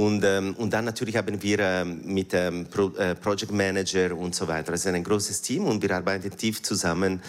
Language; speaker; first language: German; non-native, fluent; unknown